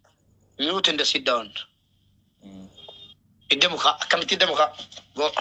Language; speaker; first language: English; non-native, learner; Oromo